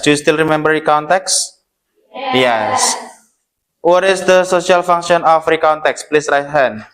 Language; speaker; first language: English; non-native, learner; Indonesian